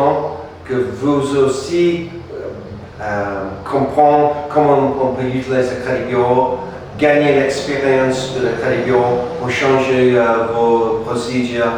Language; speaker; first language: French; non-native, fluent; English